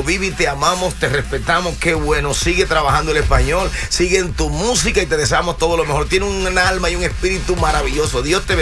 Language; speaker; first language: Spanish; native; Spanish